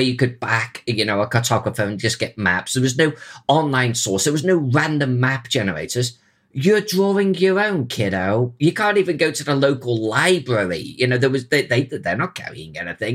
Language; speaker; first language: English; native; English